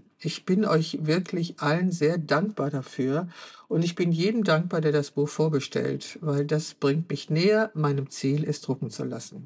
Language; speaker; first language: German; native; German